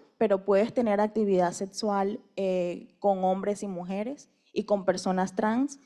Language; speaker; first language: Spanish; native; Spanish